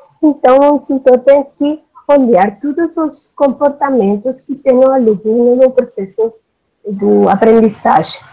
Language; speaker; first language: Portuguese; non-native, learner; Spanish